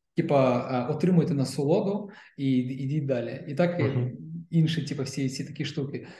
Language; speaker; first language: Ukrainian; non-native, local second language; Russian